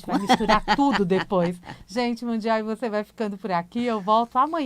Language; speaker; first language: Portuguese; native; Portuguese